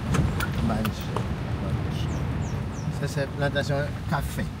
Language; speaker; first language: French; non-native, learner; Malagasy